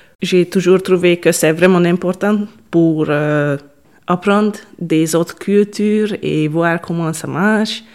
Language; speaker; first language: French; non-native, learner; Hungarian